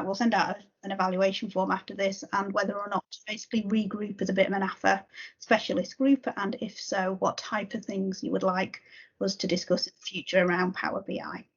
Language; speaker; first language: English; native; English